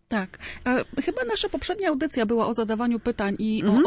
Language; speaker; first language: Polish; native; Polish